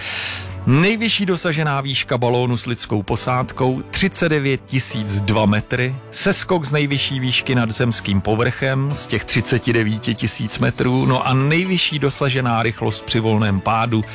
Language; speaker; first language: Czech; native; Czech